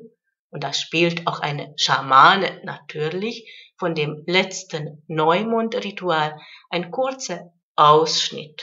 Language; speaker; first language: German; non-native, fluent; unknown